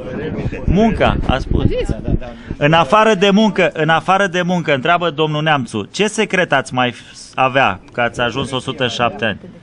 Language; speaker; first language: Romanian; native; Romanian